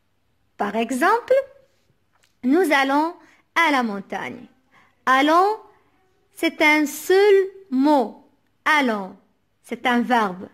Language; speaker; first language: French; non-native, local second language; Arabic